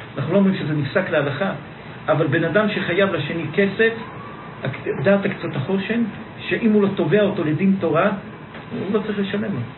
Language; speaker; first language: Hebrew; native; Hebrew